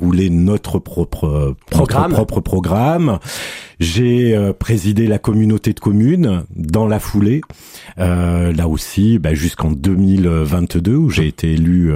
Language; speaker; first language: French; native; French